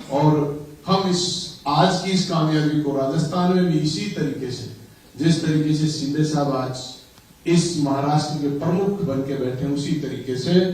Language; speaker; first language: Hindi; native; Hindi